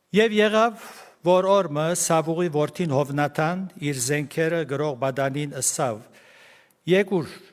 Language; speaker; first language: Armenian; early bilingual, heritage; Armenian